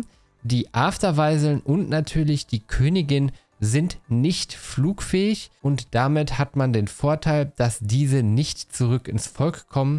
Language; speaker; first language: German; native; German